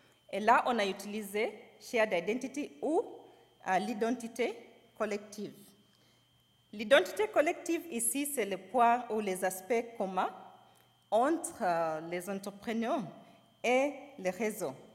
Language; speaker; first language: French; non-native, fluent; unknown